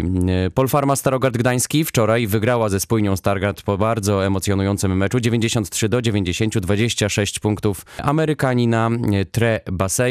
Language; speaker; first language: Polish; native; Polish